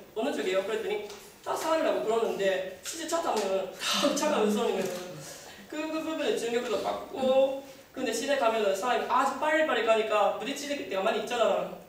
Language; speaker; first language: Korean; non-native, fluent; Japanese